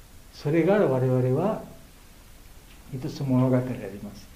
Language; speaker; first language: Japanese; non-native, learner; Bangla